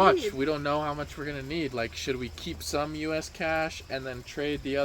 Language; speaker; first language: English; native; English